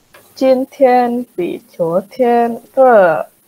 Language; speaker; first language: Chinese; non-native, learner; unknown